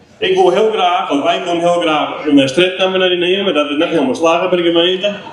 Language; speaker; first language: Dutch; non-native, local second language; Western Frisian